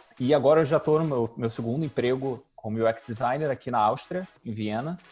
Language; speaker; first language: Portuguese; native; Portuguese